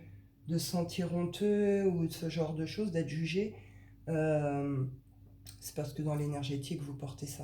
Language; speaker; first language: French; native; French